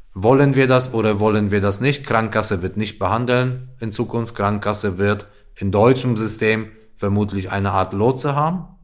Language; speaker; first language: German; non-native, fluent; Polish